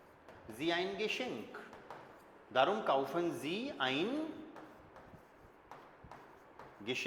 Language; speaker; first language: German; non-native, fluent; Hindi